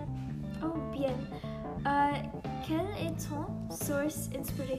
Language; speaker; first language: French; non-native, learner; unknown